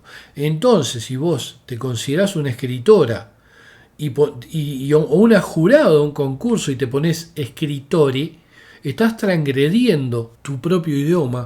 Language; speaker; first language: Spanish; native; Spanish